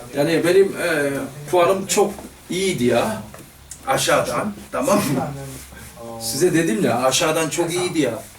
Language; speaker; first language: Turkish; non-native, fluent; Korean